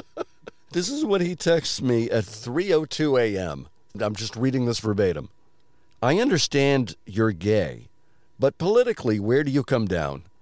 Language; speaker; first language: English; native; English